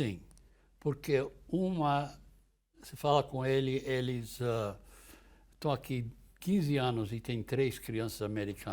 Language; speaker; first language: Portuguese; non-native, fluent; English